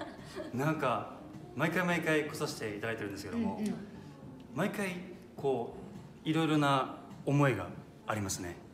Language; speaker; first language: Japanese; native; Japanese